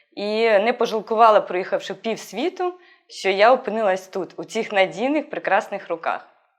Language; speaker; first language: Ukrainian; native; Ukrainian